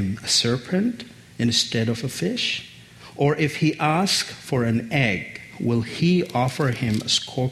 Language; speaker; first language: English; non-native, fluent; Arabic